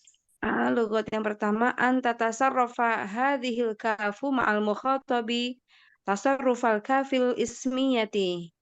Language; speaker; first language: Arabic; non-native, learner; Indonesian